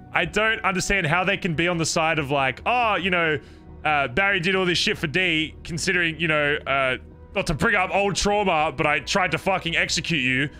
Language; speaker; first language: English; native; English